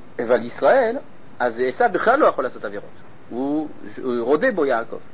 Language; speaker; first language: Hebrew; non-native, fluent; French